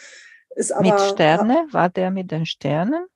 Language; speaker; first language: German; non-native, fluent; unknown